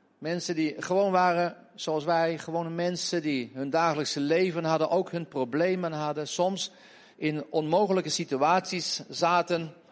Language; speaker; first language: Dutch; native; Dutch